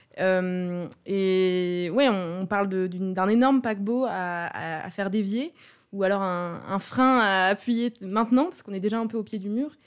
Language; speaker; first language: French; native; French